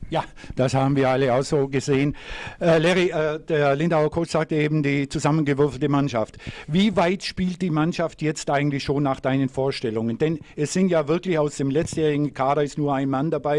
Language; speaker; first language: German; native; German